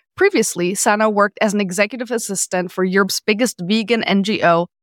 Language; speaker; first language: English; non-native, fluent; German